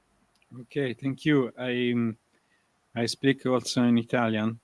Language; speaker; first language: English; non-native, learner; Italian